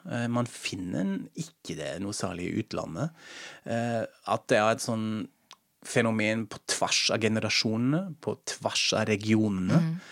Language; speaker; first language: Norwegian; non-native, fluent; German